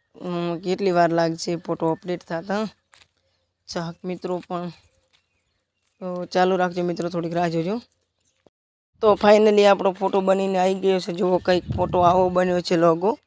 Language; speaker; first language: Gujarati; native; Gujarati